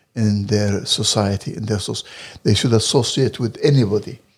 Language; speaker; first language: English; non-native, fluent; Arabic